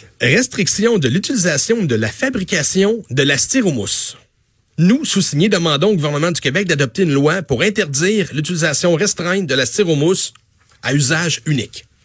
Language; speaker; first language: French; native; French